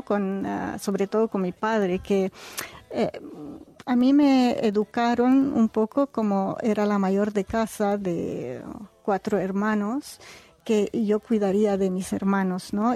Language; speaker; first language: Spanish; non-native, fluent; Arabic